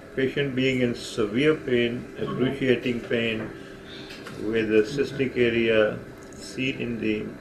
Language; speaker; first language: English; non-native, local second language; Punjabi